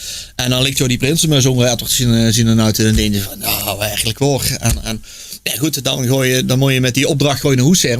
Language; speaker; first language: Dutch; native; Dutch